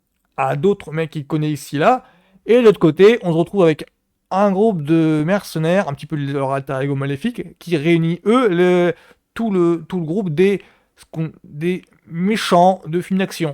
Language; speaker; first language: French; native; French